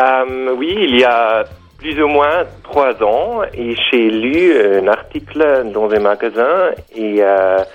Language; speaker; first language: French; non-native, learner; German